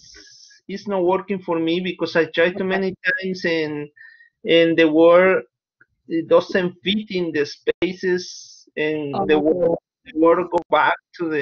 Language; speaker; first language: English; non-native, learner; Spanish